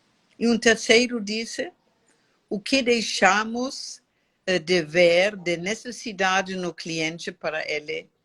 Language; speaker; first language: Portuguese; non-native, learner; German